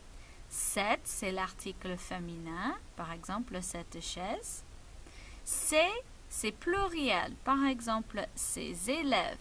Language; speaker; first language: French; non-native, fluent; English